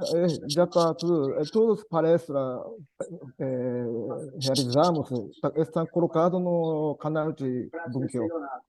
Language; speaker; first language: Portuguese; non-native, learner; Japanese